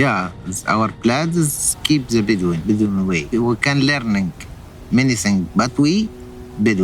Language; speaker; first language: English; non-native, learner; Arabic